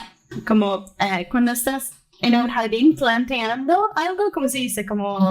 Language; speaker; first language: Spanish; early bilingual, heritage; Spanish